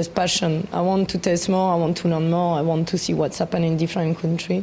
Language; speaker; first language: English; non-native, fluent; French